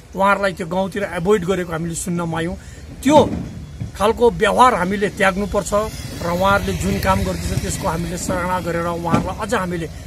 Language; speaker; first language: Nepali; native; Nepali